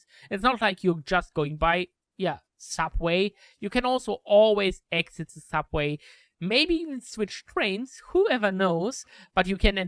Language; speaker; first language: English; non-native, fluent; German